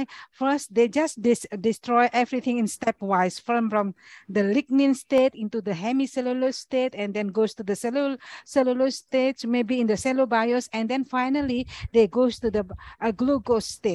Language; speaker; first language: English; non-native, learner; Indonesian